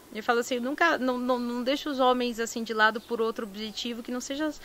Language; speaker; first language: Portuguese; native; Portuguese